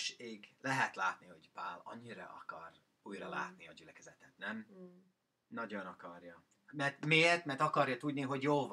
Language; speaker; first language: Hungarian; non-native, learner; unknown